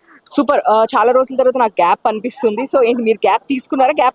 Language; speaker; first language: Telugu; native; Telugu